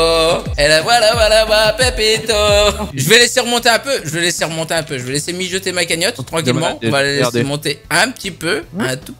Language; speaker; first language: French; native; French